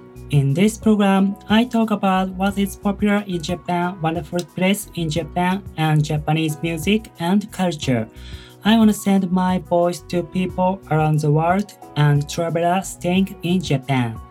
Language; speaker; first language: English; non-native, learner; Japanese